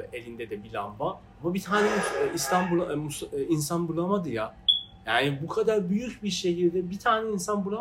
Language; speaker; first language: Turkish; non-native, fluent; Persian